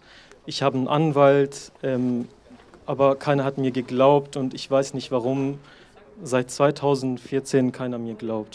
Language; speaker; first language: German; non-native, fluent; Persian